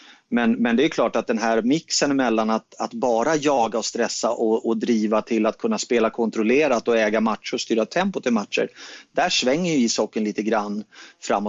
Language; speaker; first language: Swedish; native; Swedish